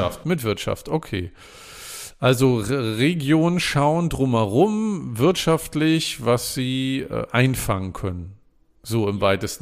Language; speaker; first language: German; native; German